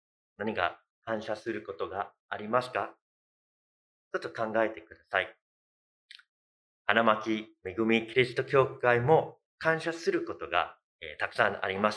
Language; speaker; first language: Japanese; non-native, fluent; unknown